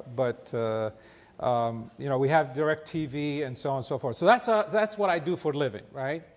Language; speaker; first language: English; non-native, fluent; Arabic